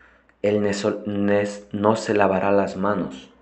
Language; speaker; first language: Spanish; non-native, fluent; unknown